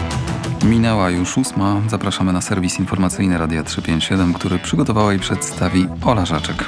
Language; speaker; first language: Polish; native; Polish